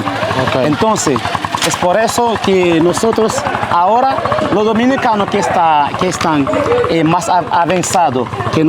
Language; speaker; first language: Spanish; early bilingual, heritage; Haitian Creole